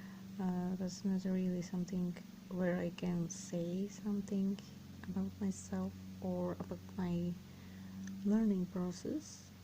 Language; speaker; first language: English; non-native, fluent; Serbian